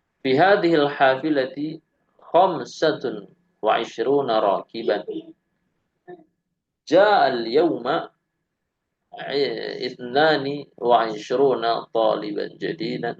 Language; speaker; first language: Arabic; non-native, fluent; Indonesian